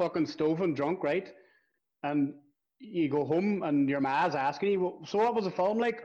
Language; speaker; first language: English; native; English